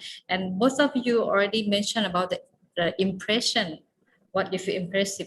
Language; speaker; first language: English; non-native, fluent; Thai